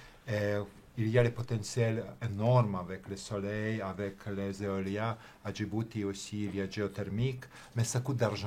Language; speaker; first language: French; non-native, fluent; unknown